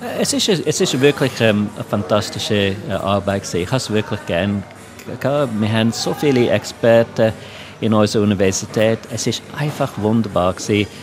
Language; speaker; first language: German; non-native, local second language; English